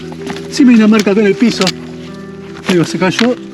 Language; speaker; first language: Spanish; native; Spanish